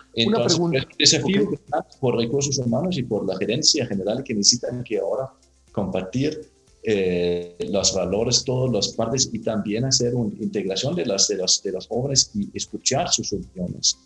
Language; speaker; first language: Spanish; non-native, learner; Danish